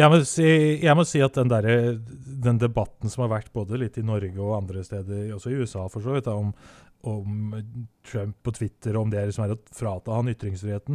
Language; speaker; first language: Norwegian; native; Norwegian